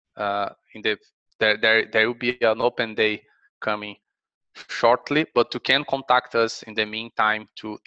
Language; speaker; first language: English; non-native, fluent; Portuguese